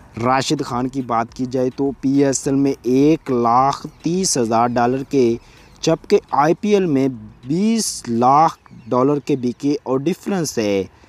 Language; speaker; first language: Urdu; native; Urdu